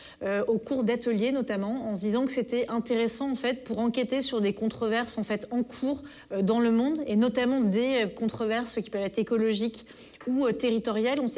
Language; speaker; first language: French; native; French